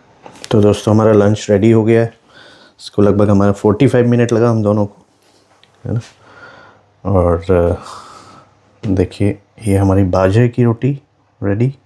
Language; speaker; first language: Hindi; native; Hindi